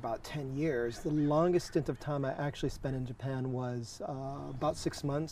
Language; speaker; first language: English; native; English